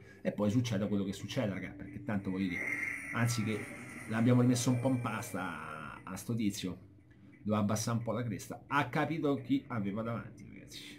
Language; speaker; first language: Italian; native; Italian